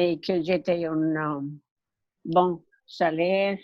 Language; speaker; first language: French; non-native, learner; English